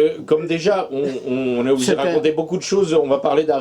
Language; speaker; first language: French; native; French